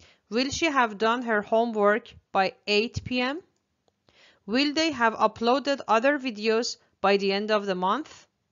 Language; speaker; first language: English; non-native, fluent; Persian